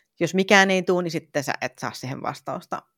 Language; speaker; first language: Finnish; native; Finnish